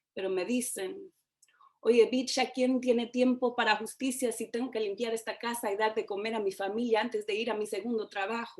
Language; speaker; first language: Spanish; early bilingual, heritage; Spanish